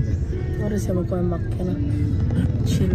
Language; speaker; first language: Italian; early bilingual, heritage; Filipino